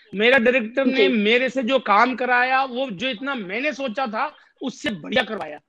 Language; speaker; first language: Hindi; native; Hindi